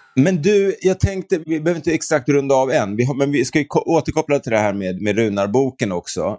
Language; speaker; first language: Swedish; native; Swedish